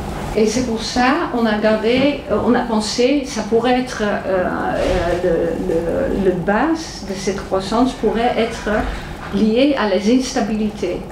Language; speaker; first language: French; non-native, fluent; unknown